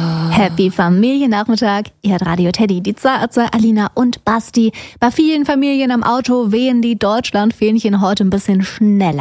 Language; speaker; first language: German; native; German